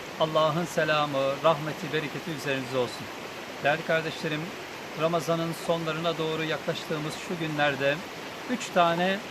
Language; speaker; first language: Turkish; native; Turkish